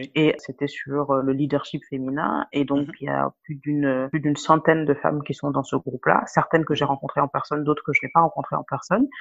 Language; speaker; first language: French; non-native, local second language; Wolof